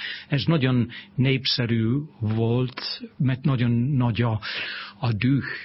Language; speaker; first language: Hungarian; non-native, fluent; English